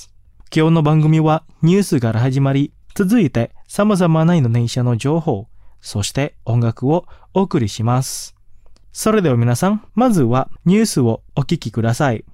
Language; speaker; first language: Japanese; non-native, fluent; Indonesian